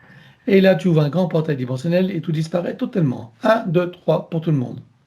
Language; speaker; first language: French; native; French